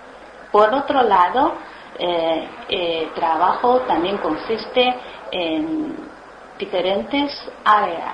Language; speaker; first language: Spanish; non-native, learner; Chinese